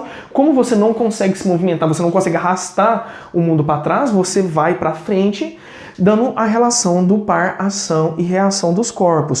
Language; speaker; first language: Portuguese; native; Portuguese